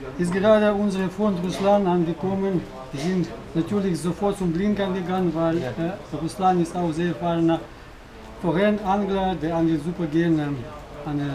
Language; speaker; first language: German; non-native, fluent; Russian